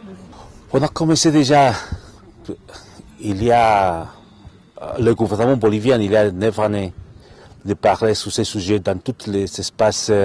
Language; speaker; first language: French; non-native, fluent; Spanish